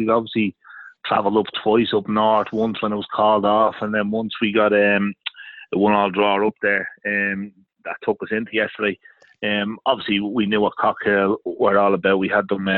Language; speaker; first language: English; native; English